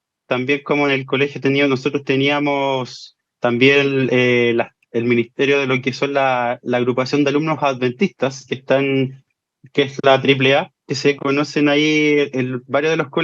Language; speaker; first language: Spanish; native; Spanish